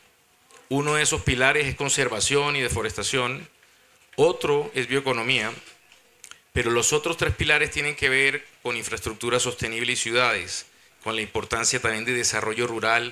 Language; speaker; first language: Spanish; native; Spanish